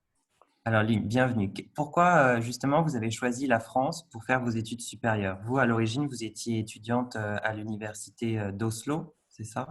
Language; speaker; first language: French; native; French